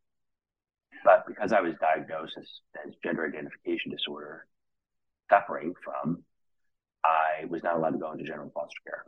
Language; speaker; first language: English; native; English